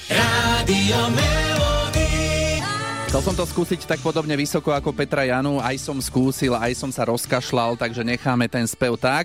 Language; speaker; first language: Slovak; native; Slovak